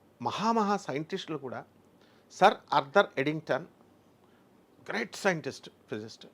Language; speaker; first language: Telugu; native; Telugu